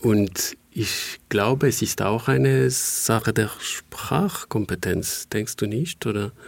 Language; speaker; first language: German; non-native, fluent; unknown